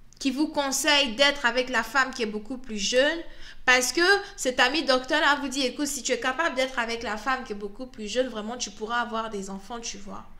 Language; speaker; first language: French; native; French